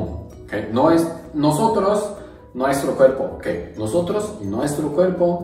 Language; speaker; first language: Spanish; non-native, learner; Japanese